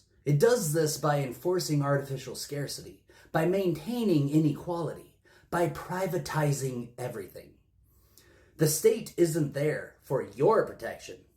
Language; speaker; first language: English; native; English